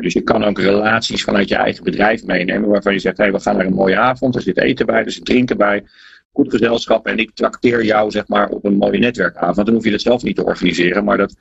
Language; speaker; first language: Dutch; native; Dutch